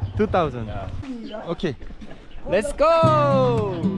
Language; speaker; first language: English; non-native, learner; Korean